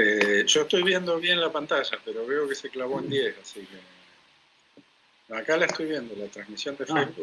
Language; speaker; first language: Spanish; native; Spanish